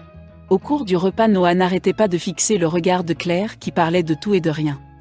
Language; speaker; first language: French; non-native, local second language; Haitian Creole